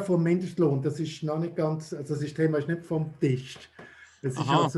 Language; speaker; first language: German; native; German